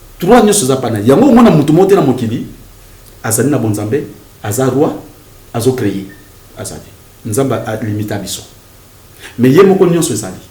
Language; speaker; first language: Lingala; non-native, local second language; Kongo